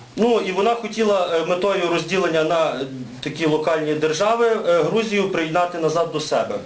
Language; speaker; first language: Ukrainian; native; Ukrainian